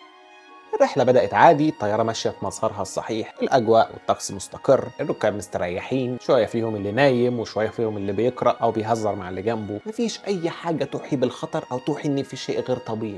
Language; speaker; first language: Arabic; native; Arabic